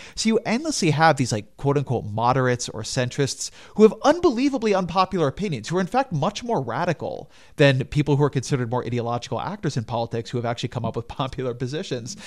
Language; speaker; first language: English; native; English